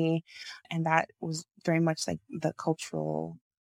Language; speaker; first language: English; non-native, local second language; Yoruba